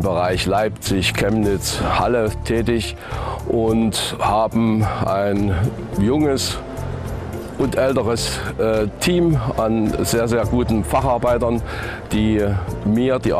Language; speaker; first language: German; native; German